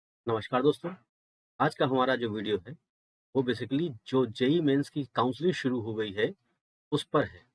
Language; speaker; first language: Hindi; native; Hindi